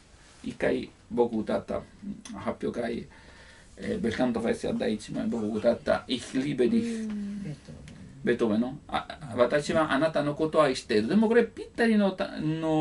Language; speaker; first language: Japanese; non-native, learner; Italian